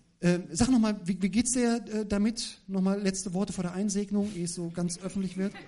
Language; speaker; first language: German; native; German